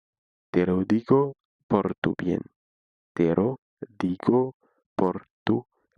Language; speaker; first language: Spanish; non-native, fluent; Haitian Creole